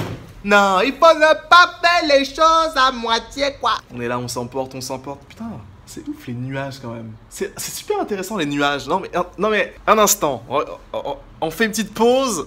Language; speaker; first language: French; native; French